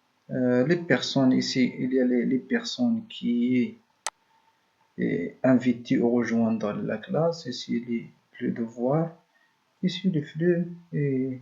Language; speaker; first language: French; non-native, learner; Arabic